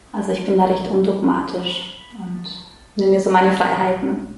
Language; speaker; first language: German; early bilingual, other home language; Polish